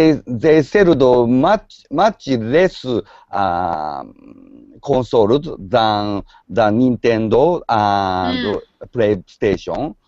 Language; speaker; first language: English; non-native, learner; Japanese